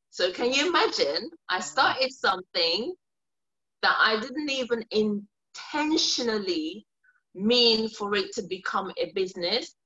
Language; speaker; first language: English; early bilingual, other home language; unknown